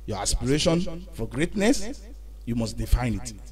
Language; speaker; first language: English; non-native, local second language; Yoruba